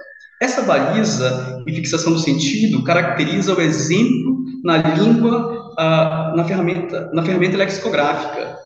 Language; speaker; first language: Portuguese; native; Portuguese